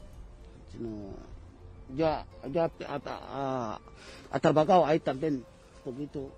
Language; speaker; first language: Spanish; non-native, learner; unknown